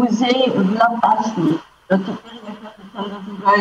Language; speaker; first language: Russian; early bilingual, heritage; Russian